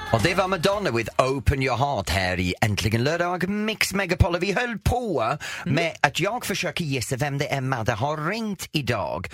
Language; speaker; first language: Swedish; non-native, fluent; English